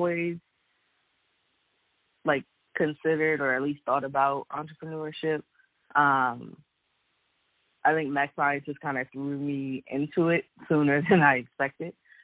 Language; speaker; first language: English; native; English